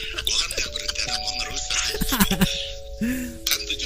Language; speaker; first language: Indonesian; native; Indonesian